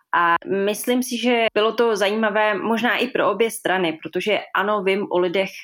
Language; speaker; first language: Czech; native; Czech